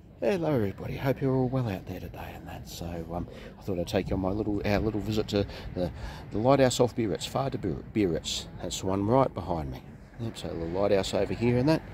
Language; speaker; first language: English; native; English